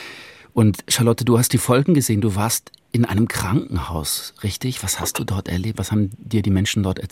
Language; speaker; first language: German; native; German